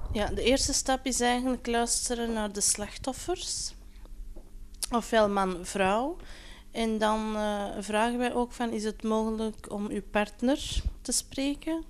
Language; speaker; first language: Dutch; non-native, local second language; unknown